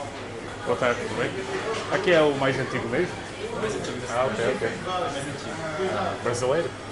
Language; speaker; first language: Portuguese; early bilingual, heritage; English